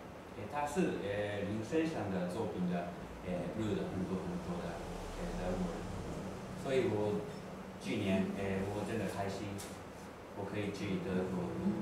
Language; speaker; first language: Chinese; non-native, learner; Japanese